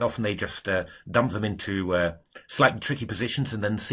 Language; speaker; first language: English; native; English